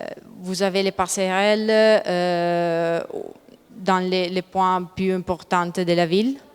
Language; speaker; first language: French; non-native, learner; Italian